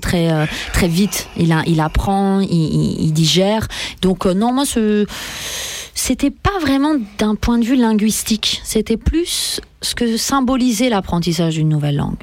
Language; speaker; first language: French; early bilingual, other home language; Persian